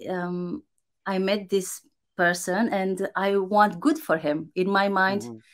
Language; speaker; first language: English; non-native, fluent; Romanian